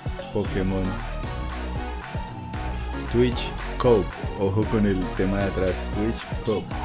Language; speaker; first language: Spanish; native; Spanish